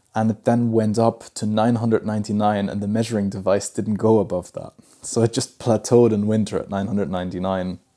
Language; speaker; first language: English; early bilingual, other home language; Pashto